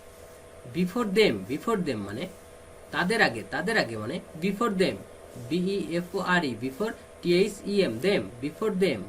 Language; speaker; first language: English; non-native, fluent; Bangla